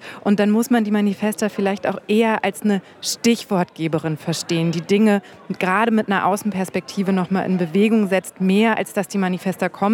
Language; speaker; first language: German; native; German